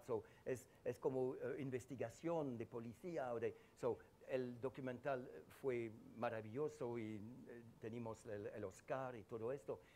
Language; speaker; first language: Spanish; non-native, fluent; French